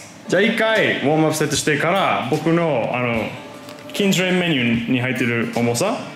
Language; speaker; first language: Japanese; non-native, fluent; English